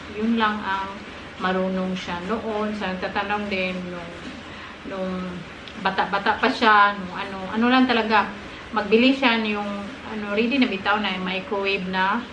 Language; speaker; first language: Filipino; non-native, local second language; Cebuano